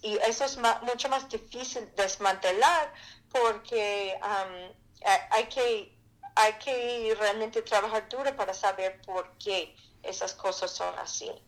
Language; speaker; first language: Spanish; non-native, fluent; English